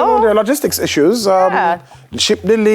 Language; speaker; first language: English; native; English